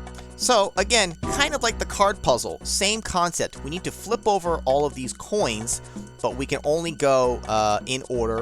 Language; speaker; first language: English; native; English